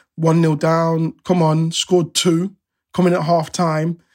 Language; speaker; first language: English; native; English